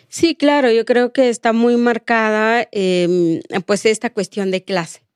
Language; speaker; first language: Spanish; non-native, local second language; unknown